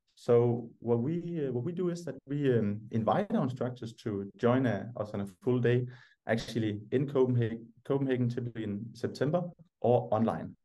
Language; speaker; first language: English; non-native, fluent; Danish